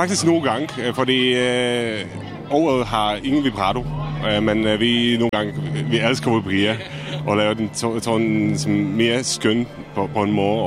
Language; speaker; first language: Danish; non-native, fluent; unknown